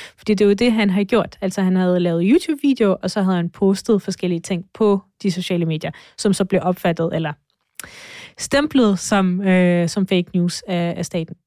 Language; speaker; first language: Danish; non-native, fluent; Russian